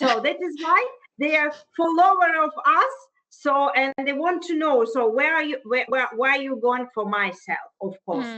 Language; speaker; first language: English; non-native, fluent; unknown